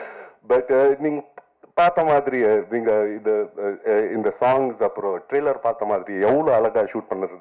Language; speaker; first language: Tamil; non-native, local second language; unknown